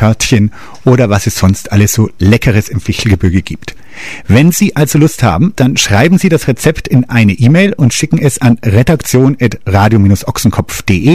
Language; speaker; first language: German; native; German